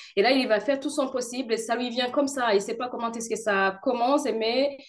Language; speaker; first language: French; non-native, local second language; Kinyarwanda